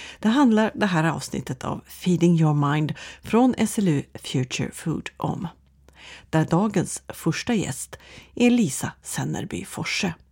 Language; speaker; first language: Swedish; native; Swedish